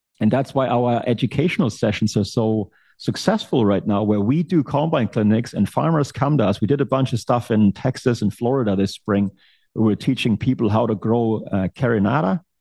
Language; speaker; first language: English; non-native, fluent; German